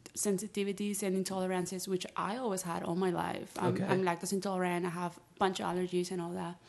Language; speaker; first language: English; non-native, fluent; Spanish